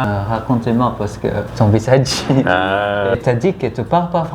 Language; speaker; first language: French; non-native, fluent; Filipino